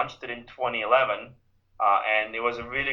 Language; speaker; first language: English; non-native, fluent; Ukrainian